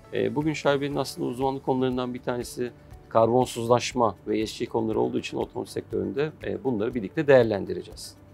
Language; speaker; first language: Turkish; native; Turkish